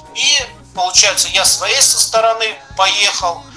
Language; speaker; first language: Russian; native; Russian